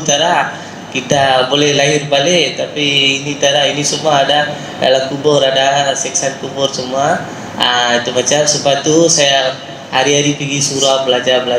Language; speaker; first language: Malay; non-native, local second language; Tamil